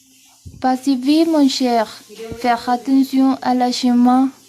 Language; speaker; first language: French; non-native, learner; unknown